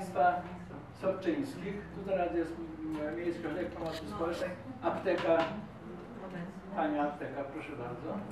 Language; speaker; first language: Polish; native; Polish